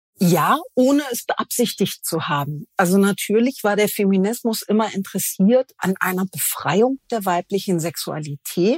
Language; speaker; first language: German; native; German